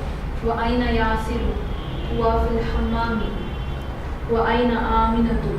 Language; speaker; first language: Arabic; non-native, learner; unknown